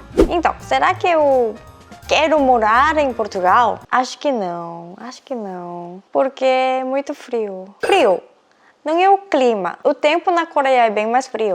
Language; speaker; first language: Portuguese; non-native, fluent; Korean